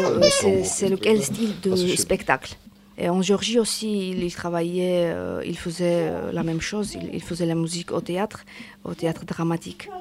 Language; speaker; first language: French; non-native, learner; Georgian